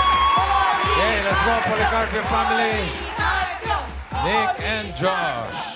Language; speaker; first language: English; non-native, local second language; Filipino